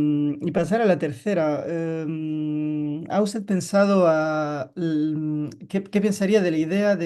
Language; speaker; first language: Spanish; non-native, fluent; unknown